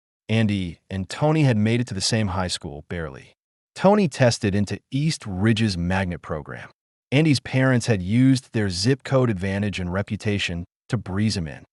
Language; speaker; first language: English; native; English